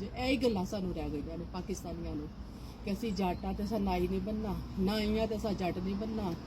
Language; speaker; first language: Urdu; non-native, local second language; Punjabi